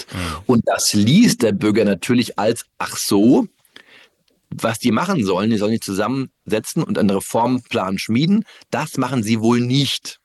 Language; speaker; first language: German; native; German